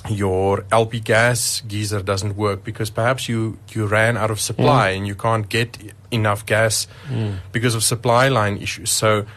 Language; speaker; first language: English; non-native, local second language; Afrikaans